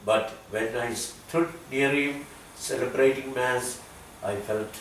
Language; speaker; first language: English; non-native, local second language; Malayalam